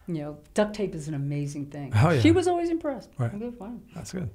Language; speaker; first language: English; native; English